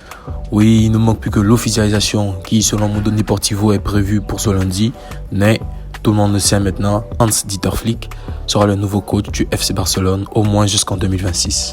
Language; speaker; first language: French; native; French